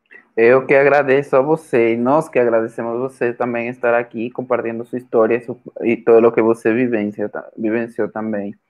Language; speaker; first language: Portuguese; non-native, fluent; Spanish